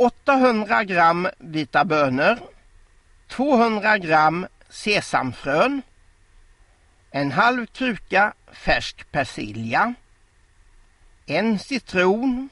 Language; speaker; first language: Swedish; native; Swedish